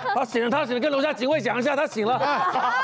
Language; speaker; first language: Chinese; native; Chinese